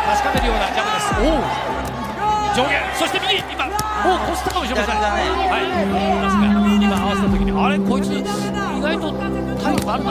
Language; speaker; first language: Japanese; native; Japanese